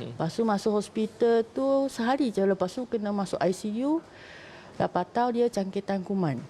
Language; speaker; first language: Malay; non-native, local second language; Chinese